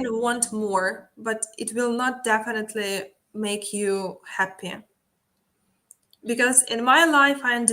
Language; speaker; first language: English; non-native, fluent; Ukrainian